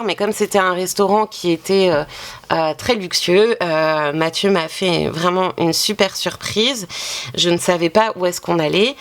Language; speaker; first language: French; native; French